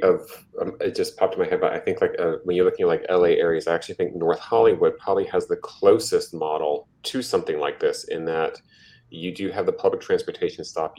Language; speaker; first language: English; native; English